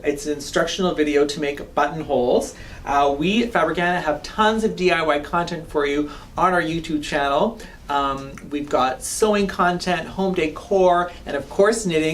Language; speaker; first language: English; native; English